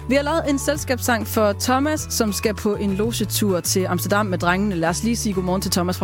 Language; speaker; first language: Danish; native; Danish